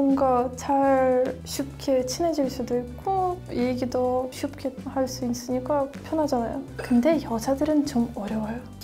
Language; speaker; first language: Korean; non-native, fluent; Russian